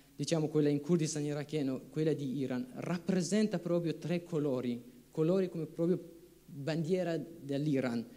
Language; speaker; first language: Italian; non-native, fluent; Persian